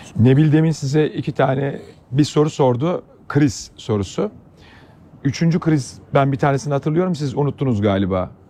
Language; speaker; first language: Turkish; native; Turkish